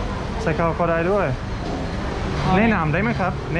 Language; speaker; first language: Thai; non-native, learner; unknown